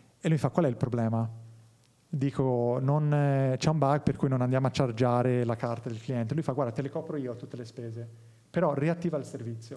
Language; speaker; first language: Italian; native; Italian